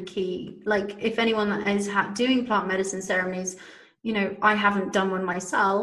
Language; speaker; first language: English; native; English